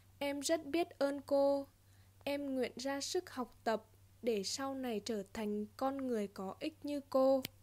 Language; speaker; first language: Vietnamese; native; Vietnamese